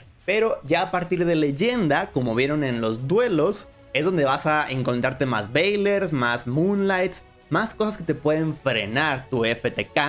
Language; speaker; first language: Spanish; native; Spanish